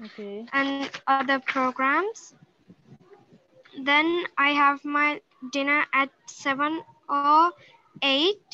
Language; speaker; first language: English; non-native, learner; Sinhala